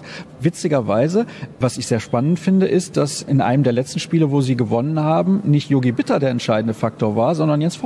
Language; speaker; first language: German; native; German